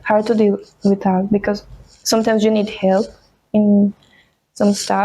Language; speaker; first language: English; non-native, fluent; Spanish